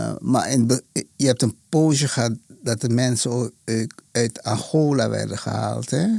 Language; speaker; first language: Dutch; native; Dutch